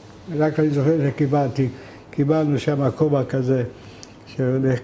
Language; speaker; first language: Hebrew; non-native, fluent; Hungarian